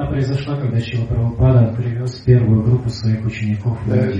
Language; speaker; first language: Russian; native; Russian